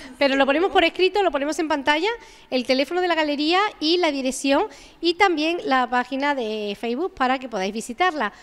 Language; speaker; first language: Spanish; native; Spanish